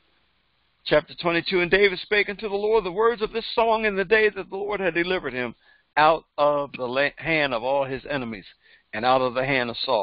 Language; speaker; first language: English; native; English